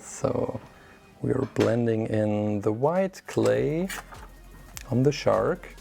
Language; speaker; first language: English; non-native, fluent; German